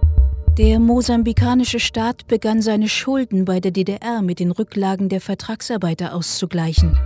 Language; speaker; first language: German; native; German